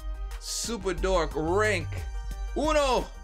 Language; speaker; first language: Spanish; non-native, learner; English